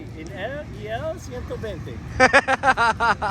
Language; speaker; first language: Spanish; non-native, learner; English